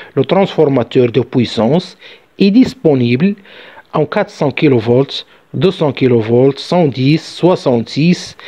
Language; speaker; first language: French; non-native, local second language; Arabic